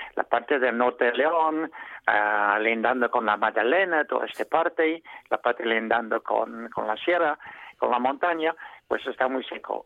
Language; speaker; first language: Spanish; non-native, fluent; English